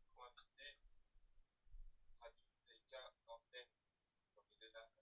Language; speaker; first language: French; native; French